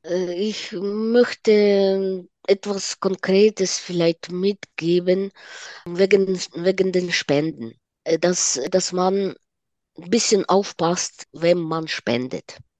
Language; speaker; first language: German; non-native, fluent; Ukrainian